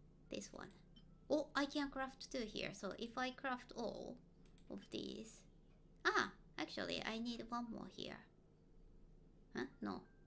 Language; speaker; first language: English; non-native, fluent; Japanese